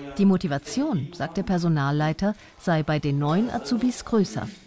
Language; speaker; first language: German; native; German